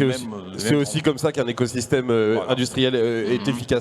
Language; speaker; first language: French; native; French